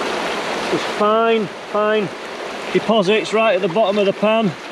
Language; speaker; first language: English; native; English